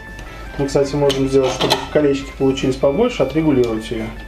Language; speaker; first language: Russian; native; Russian